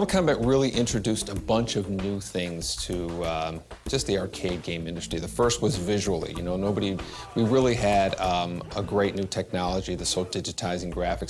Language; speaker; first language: English; native; English